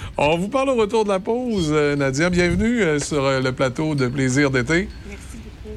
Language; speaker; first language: French; native; French